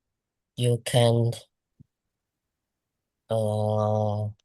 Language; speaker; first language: English; non-native, learner; Vietnamese